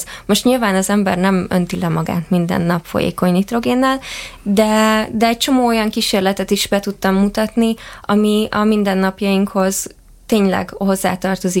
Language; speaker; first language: Hungarian; native; Hungarian